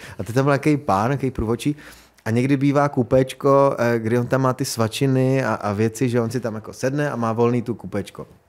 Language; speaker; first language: Czech; native; Czech